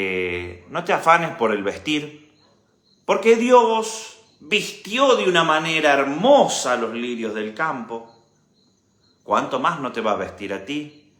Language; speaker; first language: Spanish; native; Spanish